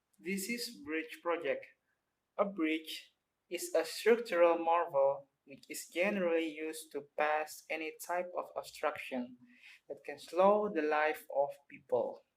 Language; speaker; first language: English; non-native, learner; Indonesian